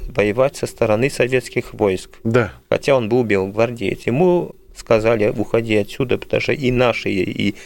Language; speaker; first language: Russian; early bilingual, heritage; Russian